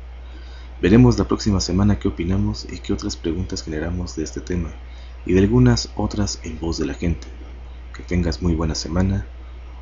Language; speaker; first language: Spanish; native; Spanish